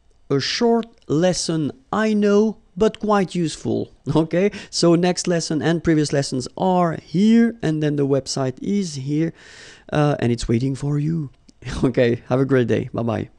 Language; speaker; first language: English; non-native, fluent; French